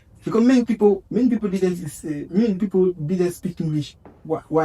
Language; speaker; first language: English; non-native, learner; French